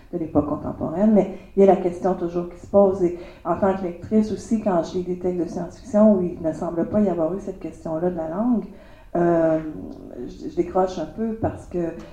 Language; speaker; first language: French; native; French